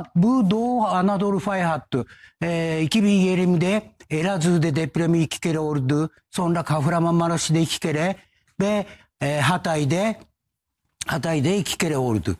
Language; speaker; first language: Turkish; non-native, learner; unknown